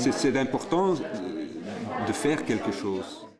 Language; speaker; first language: French; non-native, local second language; Dutch